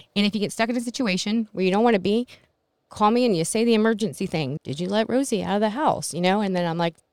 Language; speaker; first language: English; native; English